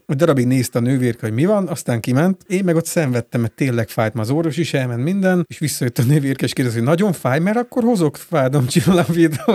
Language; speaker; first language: Hungarian; native; Hungarian